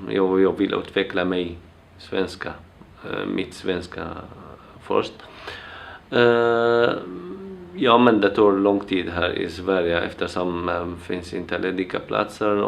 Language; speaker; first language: Swedish; non-native, learner; Arabic